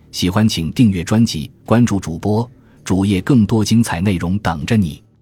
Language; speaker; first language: Chinese; native; Chinese